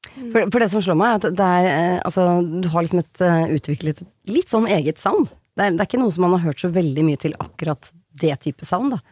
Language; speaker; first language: Norwegian; native; Norwegian